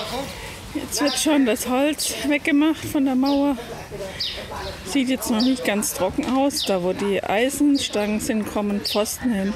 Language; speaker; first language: German; native; German